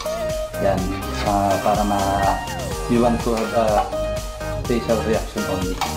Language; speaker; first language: English; non-native, local second language; Filipino